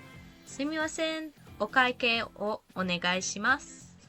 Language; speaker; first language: Japanese; non-native, learner; English